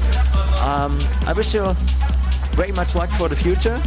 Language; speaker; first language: English; non-native, fluent; German